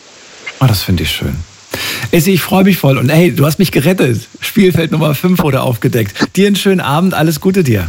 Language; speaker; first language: German; native; German